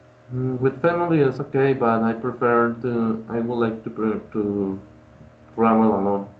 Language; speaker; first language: English; non-native, learner; Spanish